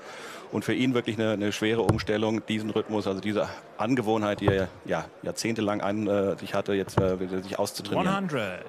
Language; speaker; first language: German; native; German